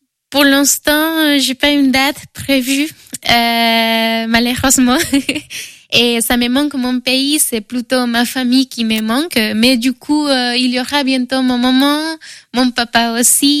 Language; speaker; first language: French; non-native, fluent; Spanish